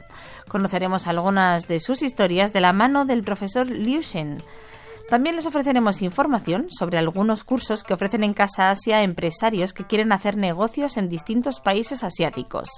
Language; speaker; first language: Spanish; native; Spanish